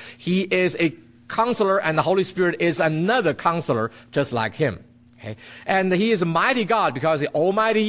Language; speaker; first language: English; non-native, fluent; Chinese